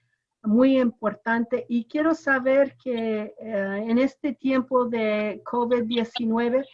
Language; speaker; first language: Spanish; non-native, fluent; English